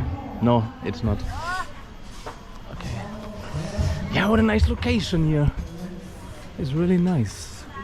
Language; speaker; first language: English; non-native, fluent; German